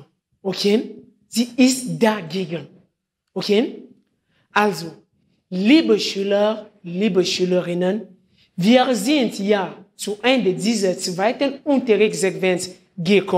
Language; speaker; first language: German; non-native, fluent; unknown